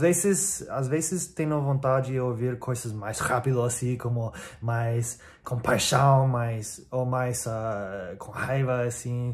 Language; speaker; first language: Portuguese; non-native, learner; English